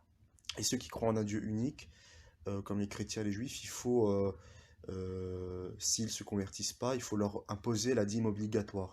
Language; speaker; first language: French; early bilingual, other home language; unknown